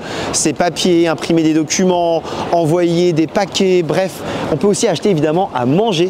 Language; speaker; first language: French; native; French